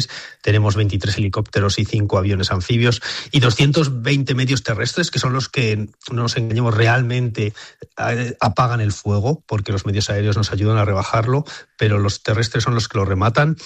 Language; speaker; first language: Spanish; native; Spanish